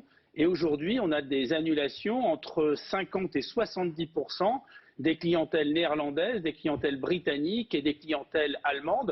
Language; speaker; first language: French; native; French